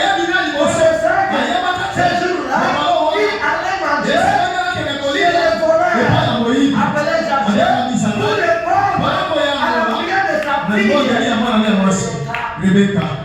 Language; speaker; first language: French; non-native, local second language; Lingala